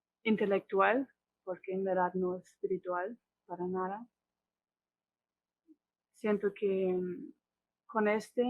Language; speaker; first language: Spanish; non-native, fluent; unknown